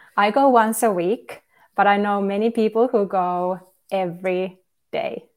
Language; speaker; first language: English; non-native, fluent; Finnish